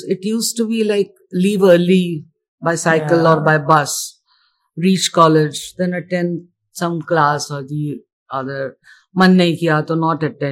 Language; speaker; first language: English; non-native, local second language; Gujarati